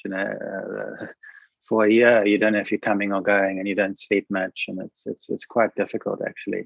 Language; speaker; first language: English; native; English